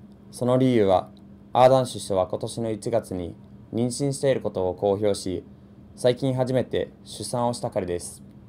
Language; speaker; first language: Japanese; non-native, fluent; English